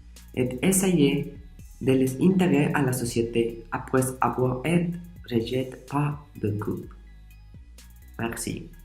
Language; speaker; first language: French; non-native, learner; Spanish